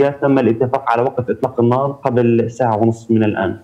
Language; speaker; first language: Arabic; native; Arabic